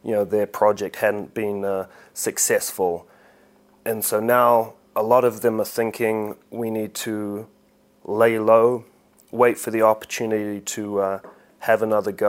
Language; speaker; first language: English; native; English